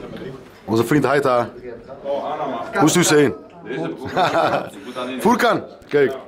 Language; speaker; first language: Dutch; native; Dutch